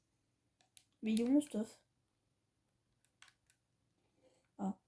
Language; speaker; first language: French; native; French